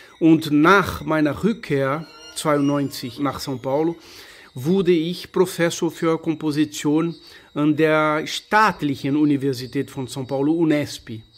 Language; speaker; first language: German; non-native, fluent; Portuguese